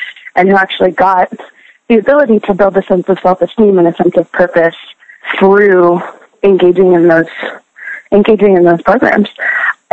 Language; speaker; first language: English; native; English